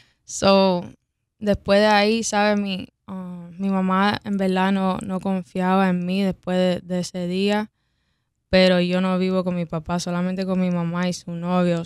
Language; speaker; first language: Spanish; early bilingual, heritage; Spanish